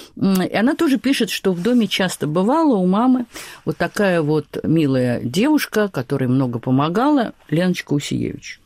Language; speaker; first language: Russian; native; Russian